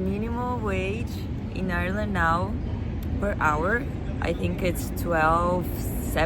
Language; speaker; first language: English; non-native, fluent; Portuguese